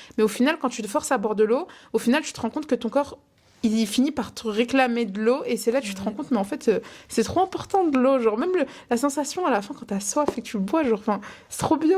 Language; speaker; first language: French; native; French